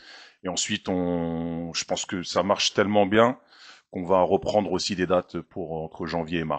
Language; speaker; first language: French; native; French